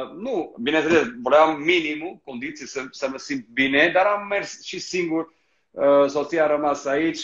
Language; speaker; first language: Romanian; non-native, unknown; Portuguese